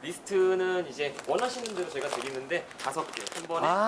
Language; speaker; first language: Korean; native; Korean